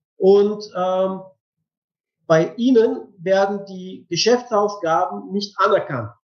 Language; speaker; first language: German; non-native, fluent; Bulgarian